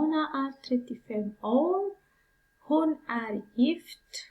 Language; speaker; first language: Swedish; non-native, fluent; Persian